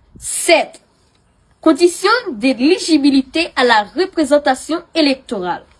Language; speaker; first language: French; non-native, local second language; Haitian Creole